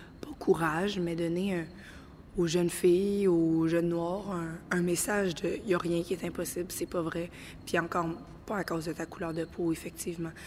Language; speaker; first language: French; native; French